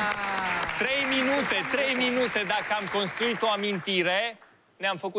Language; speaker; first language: Romanian; native; Romanian